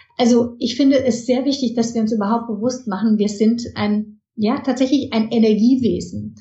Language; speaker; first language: German; early bilingual, heritage; German